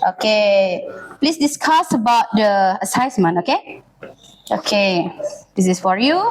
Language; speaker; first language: English; non-native, learner; Indonesian